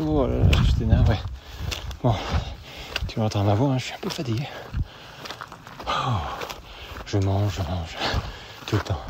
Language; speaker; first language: French; native; French